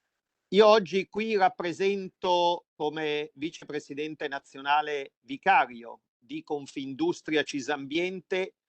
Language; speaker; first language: Italian; native; Italian